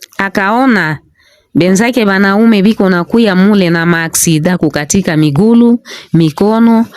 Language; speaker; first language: Swahili; non-native, local second language; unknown